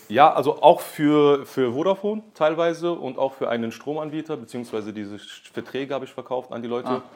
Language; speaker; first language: German; early bilingual, other home language; Kurdish